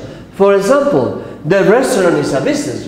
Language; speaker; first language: English; non-native, fluent; Spanish